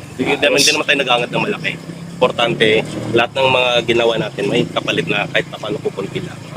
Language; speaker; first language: Filipino; non-native, local second language; Iloko